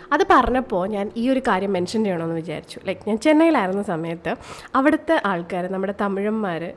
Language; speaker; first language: Malayalam; native; Malayalam